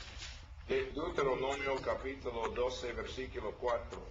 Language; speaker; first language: Spanish; non-native, learner; English